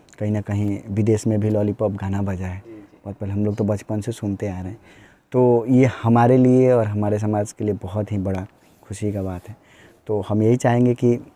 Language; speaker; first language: Hindi; native; Hindi